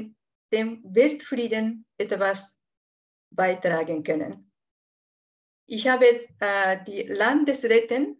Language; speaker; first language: German; non-native, fluent; Japanese